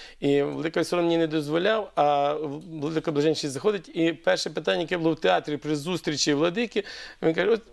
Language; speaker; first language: Ukrainian; native; Ukrainian